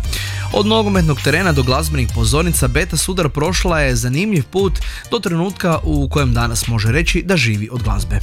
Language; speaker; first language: Croatian; native; Croatian